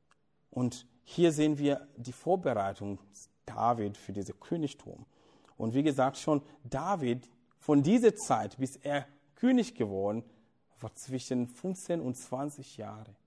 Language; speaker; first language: German; non-native, fluent; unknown